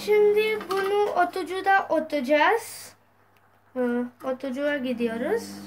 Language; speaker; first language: Turkish; non-native, learner; Urdu